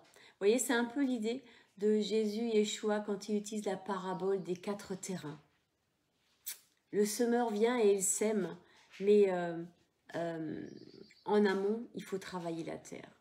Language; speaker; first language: French; native; French